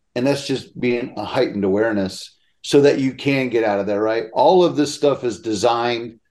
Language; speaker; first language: English; native; English